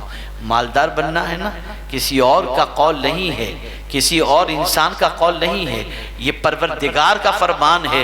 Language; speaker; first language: Urdu; native; Urdu